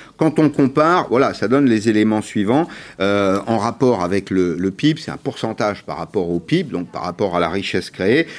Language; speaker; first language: French; native; French